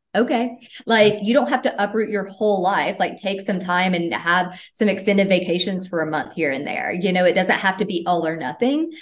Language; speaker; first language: English; native; English